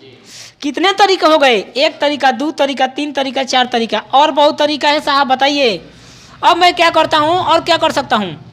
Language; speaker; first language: Hindi; non-native, local second language; Bhojpuri